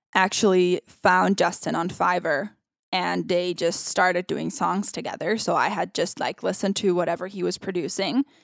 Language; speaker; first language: English; non-native, fluent; Italian